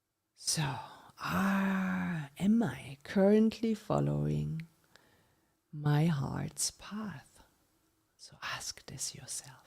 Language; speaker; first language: English; non-native, fluent; German